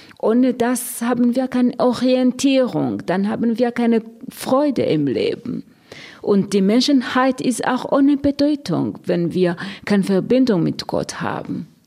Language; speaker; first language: German; non-native, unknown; Rundi